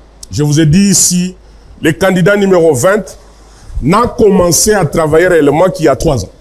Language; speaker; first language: French; non-native, local second language; Lingala